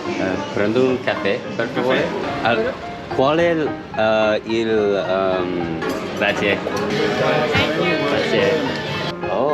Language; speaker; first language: Italian; non-native, learner; English